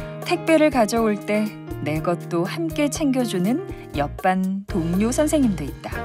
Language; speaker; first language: Korean; native; Korean